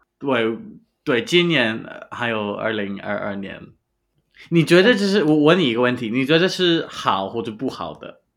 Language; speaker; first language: Chinese; non-native, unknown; English